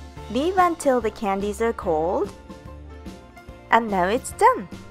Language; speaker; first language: English; non-native, fluent; Japanese